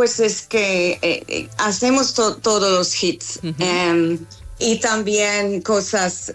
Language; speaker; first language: Spanish; non-native, fluent; English